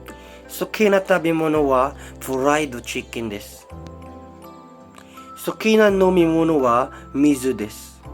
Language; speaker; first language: Japanese; non-native, learner; Hiligaynon